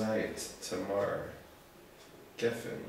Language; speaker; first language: Hebrew; non-native, learner; English